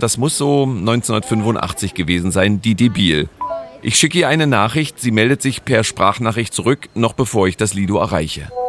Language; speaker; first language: German; native; German